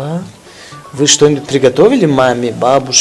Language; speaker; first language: Russian; non-native, local second language; Tajik